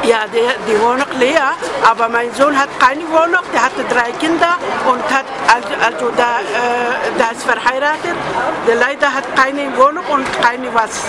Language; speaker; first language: German; non-native, learner; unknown